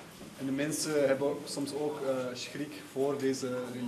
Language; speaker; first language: Dutch; early bilingual, other home language; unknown